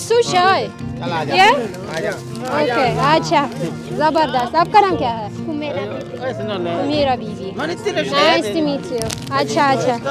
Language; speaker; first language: Hindi; non-native, learner; Kazakh